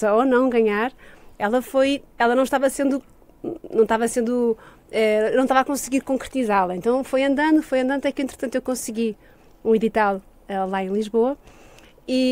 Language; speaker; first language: Portuguese; native; Portuguese